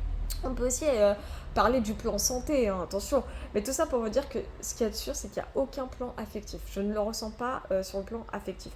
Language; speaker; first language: French; native; French